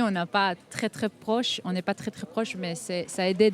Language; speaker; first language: French; non-native, fluent; Hebrew